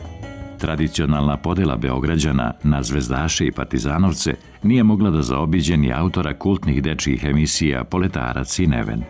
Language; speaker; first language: Bosnian; native; Bosnian